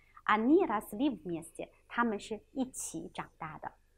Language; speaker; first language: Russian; non-native, fluent; Chinese